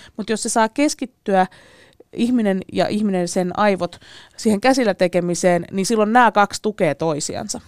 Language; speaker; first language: Finnish; native; Finnish